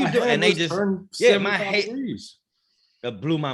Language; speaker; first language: English; native; English